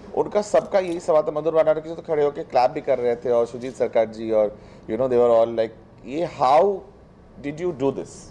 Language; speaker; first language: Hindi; non-native, local second language; Bangla